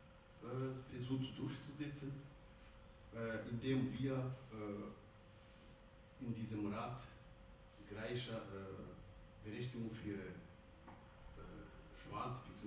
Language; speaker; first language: German; non-native, fluent; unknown